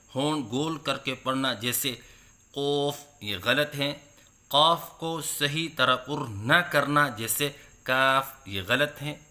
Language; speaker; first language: Urdu; native; Urdu